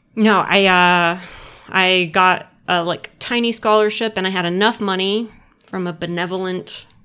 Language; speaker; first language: English; native; English